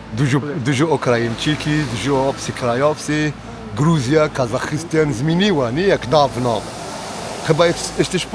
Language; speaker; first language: Polish; non-native, learner; Arabic